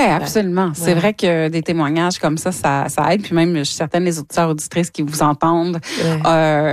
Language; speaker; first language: French; native; French